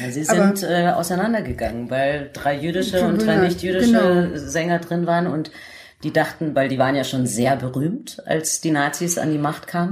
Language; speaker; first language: German; native; German